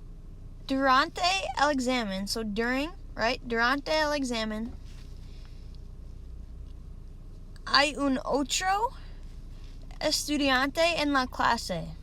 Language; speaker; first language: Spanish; non-native, learner; English